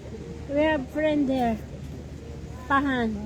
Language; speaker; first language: English; non-native, learner; Filipino